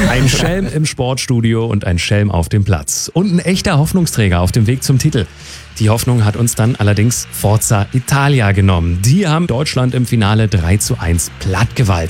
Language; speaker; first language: German; native; German